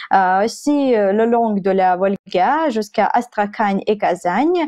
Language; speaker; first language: French; non-native, fluent; Russian